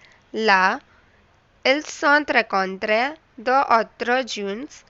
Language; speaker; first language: French; non-native, learner; Hindi